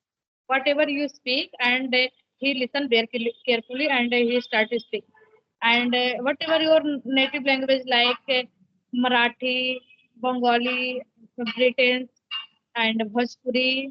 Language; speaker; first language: English; non-native, local second language; Hindi